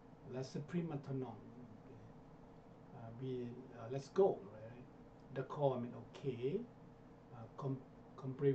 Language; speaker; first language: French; non-native, learner; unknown